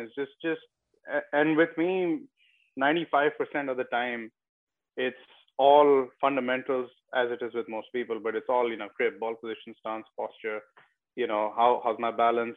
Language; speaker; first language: English; non-native, local second language; Bangla